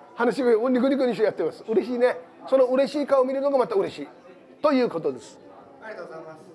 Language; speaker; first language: Japanese; native; Japanese